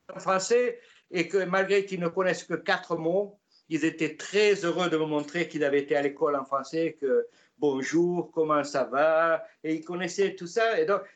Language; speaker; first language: French; native; French